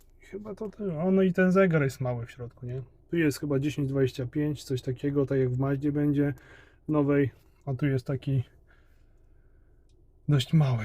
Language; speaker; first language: Polish; native; Polish